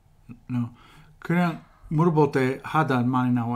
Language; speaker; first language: Korean; non-native, fluent; English